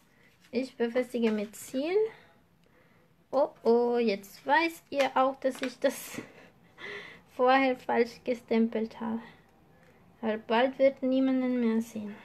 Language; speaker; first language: German; non-native, fluent; Spanish